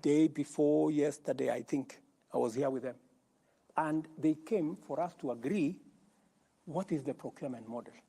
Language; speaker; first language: English; non-native, local second language; Kalenjin